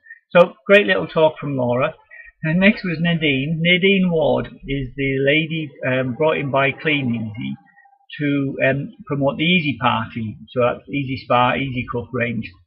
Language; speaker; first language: English; native; English